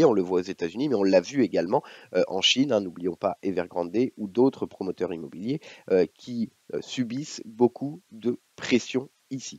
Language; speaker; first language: French; native; French